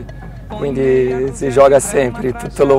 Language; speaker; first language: Italian; non-native, learner; Portuguese